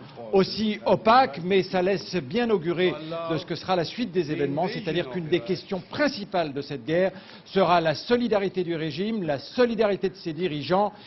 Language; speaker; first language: French; native; French